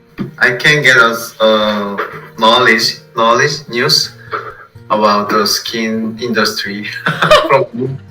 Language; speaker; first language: English; non-native, fluent; Korean